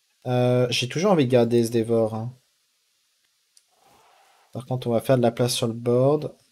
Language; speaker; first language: French; native; French